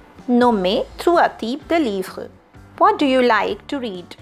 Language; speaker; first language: English; non-native, local second language; Hindi